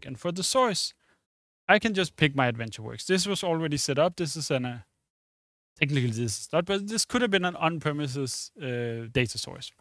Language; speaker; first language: English; non-native, fluent; Danish